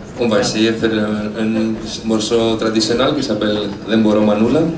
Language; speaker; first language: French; non-native, learner; Greek